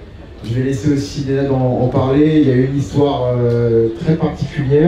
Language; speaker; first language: French; native; French